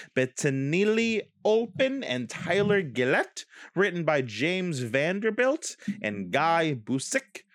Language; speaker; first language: English; native; English